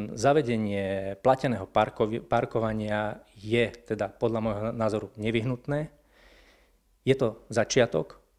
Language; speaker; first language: Slovak; native; Slovak